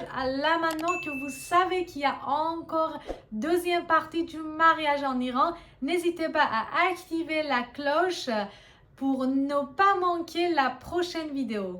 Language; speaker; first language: French; non-native, fluent; Persian